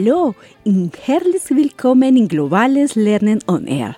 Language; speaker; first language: German; non-native, learner; Spanish